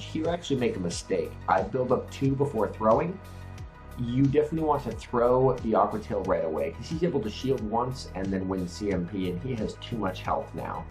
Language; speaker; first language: English; native; English